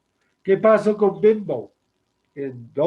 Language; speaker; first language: Spanish; non-native, learner; English